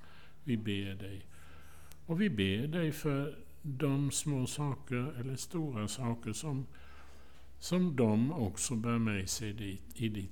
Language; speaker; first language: Swedish; native; Swedish